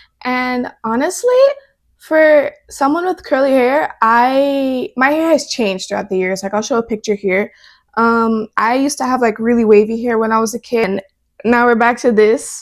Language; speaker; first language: English; native; English